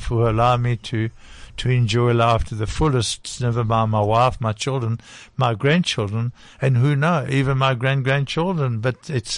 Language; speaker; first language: English; non-native, fluent; French